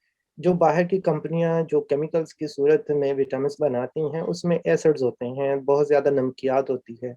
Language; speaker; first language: Urdu; native; Urdu